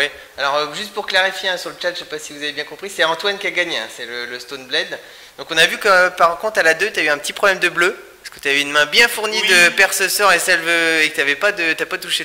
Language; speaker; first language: French; native; French